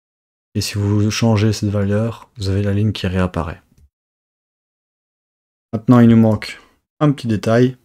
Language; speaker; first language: French; native; French